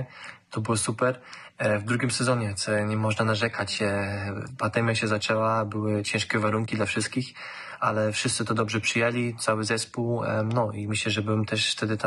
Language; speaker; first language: Polish; early bilingual, heritage; German